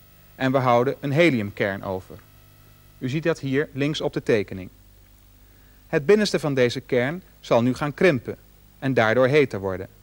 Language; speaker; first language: Dutch; native; Dutch